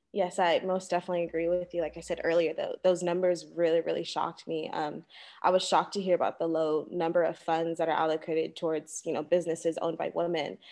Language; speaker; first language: English; native; English